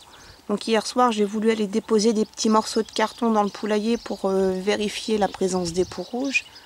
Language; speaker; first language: French; native; French